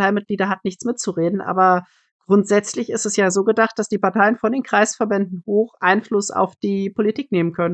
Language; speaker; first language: German; native; German